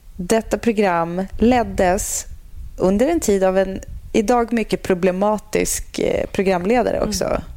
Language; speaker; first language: Swedish; native; Swedish